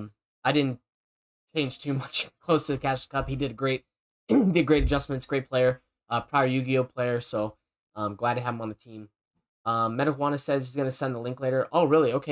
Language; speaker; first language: English; native; English